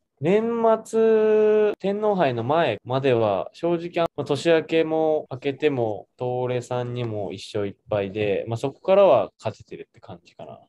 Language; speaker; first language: Japanese; native; Japanese